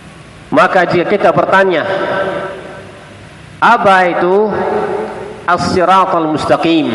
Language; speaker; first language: Indonesian; non-native, fluent; Arabic